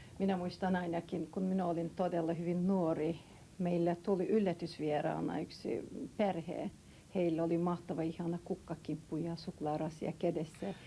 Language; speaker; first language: Finnish; non-native, fluent; Turkish